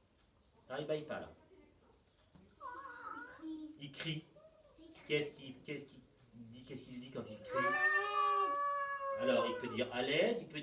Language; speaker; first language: French; native; French